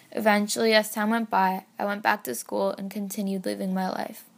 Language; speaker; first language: English; native; English